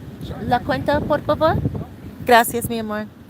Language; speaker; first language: Spanish; non-native, learner; English